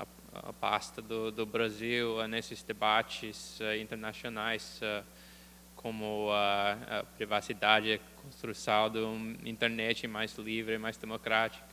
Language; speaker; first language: Portuguese; non-native, fluent; English